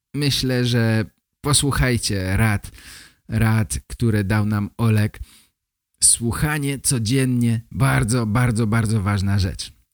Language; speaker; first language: Polish; native; Polish